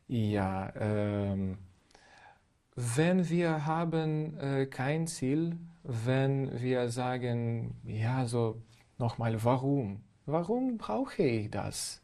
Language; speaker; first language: German; non-native, fluent; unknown